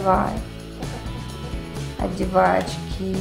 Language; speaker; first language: Russian; native; Russian